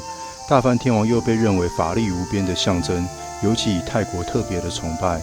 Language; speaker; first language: Chinese; native; Chinese